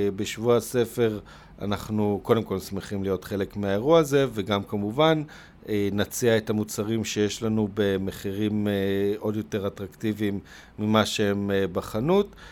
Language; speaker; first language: Hebrew; native; Hebrew